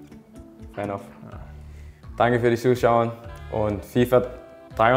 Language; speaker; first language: German; non-native, learner; Danish